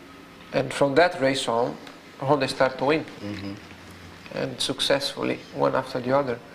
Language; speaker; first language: English; non-native, fluent; Portuguese